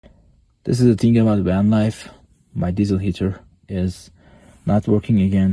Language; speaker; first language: English; non-native, fluent; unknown